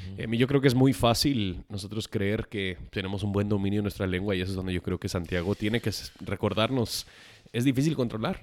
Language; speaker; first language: Spanish; non-native, fluent; English